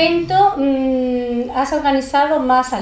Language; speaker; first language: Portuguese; non-native, learner; Spanish